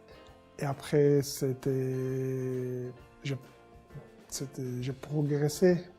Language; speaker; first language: French; non-native, learner; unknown